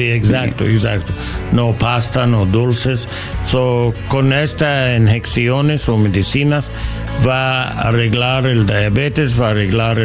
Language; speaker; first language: Spanish; non-native, learner; English